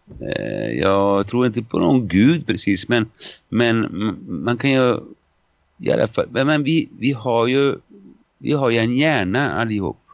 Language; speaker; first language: Swedish; non-native, fluent; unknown